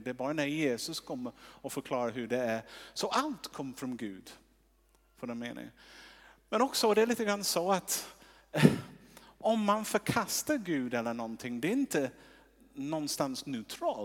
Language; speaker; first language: Swedish; non-native, fluent; English